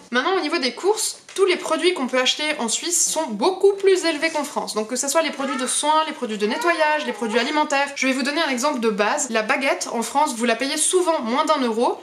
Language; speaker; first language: French; early bilingual, other home language; Hebrew